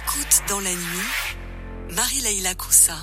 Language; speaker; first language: French; native; French